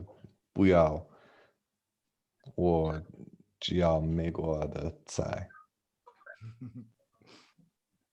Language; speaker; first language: Chinese; non-native, learner; English